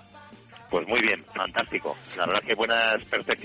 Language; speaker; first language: Spanish; native; Spanish